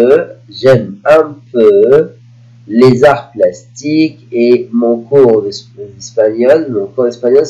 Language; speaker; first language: French; non-native, fluent; Arabic